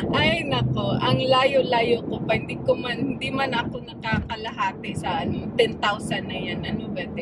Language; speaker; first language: Filipino; non-native, local second language; Cebuano